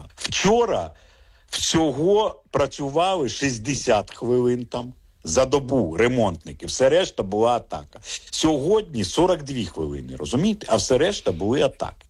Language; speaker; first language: Ukrainian; native; Ukrainian